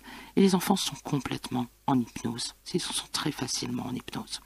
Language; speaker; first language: French; native; French